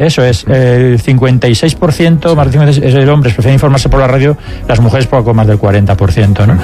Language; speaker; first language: Spanish; native; Spanish